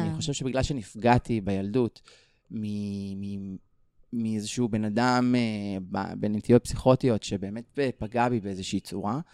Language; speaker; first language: Hebrew; native; Hebrew